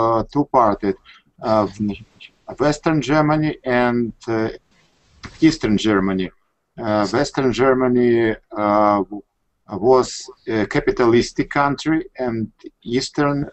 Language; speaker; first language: English; non-native, learner; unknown